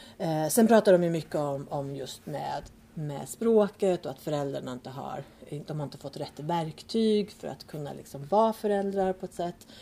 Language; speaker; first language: Swedish; early bilingual, other home language; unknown